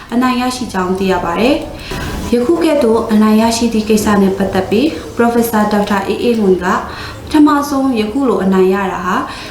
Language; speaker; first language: Burmese; non-native, local second language; Hakha Chin